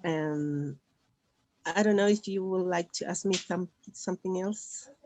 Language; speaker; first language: English; non-native, fluent; Spanish